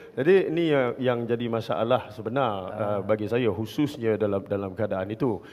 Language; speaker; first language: Malay; native; Malay